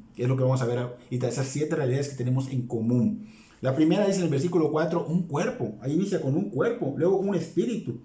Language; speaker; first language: Spanish; native; Spanish